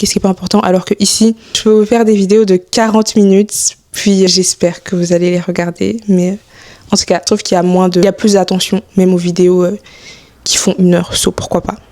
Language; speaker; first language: French; early bilingual, other home language; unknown